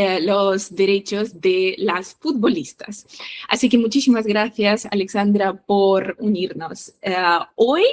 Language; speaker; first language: Spanish; non-native, fluent; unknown